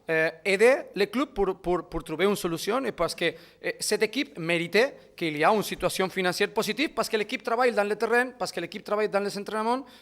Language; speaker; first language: French; non-native, fluent; Spanish